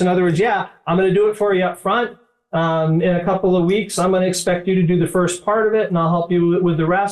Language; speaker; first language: English; native; English